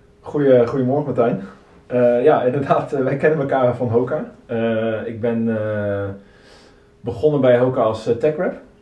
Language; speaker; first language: Dutch; native; Dutch